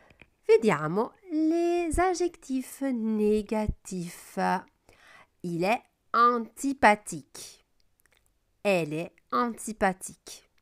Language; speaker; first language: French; non-native, fluent; Italian